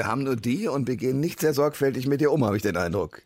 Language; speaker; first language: German; native; German